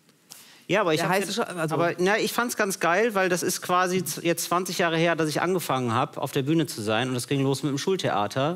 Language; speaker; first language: German; native; German